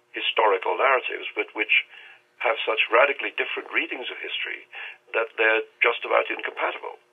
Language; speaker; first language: English; non-native, local second language; Urdu